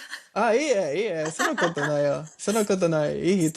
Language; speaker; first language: Japanese; non-native, learner; English